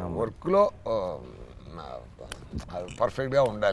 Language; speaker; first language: Telugu; non-native, learner; Tamil